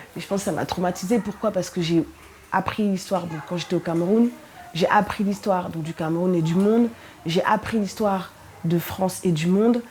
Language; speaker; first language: French; early bilingual, other home language; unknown